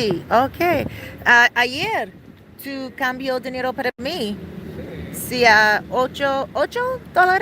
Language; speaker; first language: Spanish; non-native, learner; English